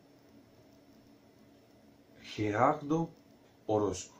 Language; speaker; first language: French; non-native, learner; Spanish